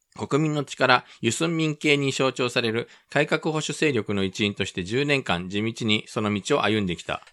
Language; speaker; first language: Japanese; native; Japanese